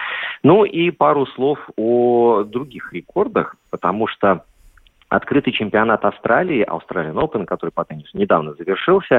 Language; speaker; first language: Russian; native; Russian